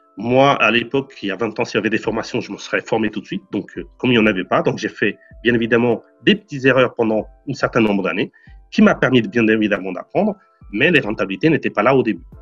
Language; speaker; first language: French; non-native, fluent; Portuguese